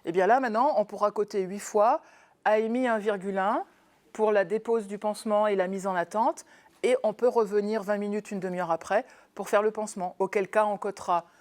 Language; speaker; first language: French; native; French